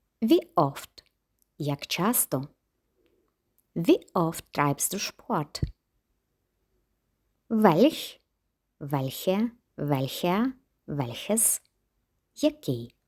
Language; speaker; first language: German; non-native, fluent; Ukrainian